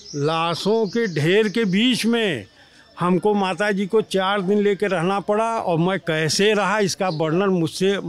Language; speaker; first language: Hindi; native; Hindi